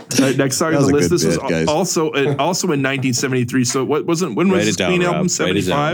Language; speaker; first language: English; native; English